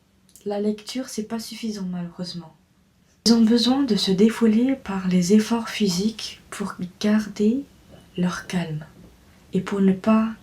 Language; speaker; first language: French; native; French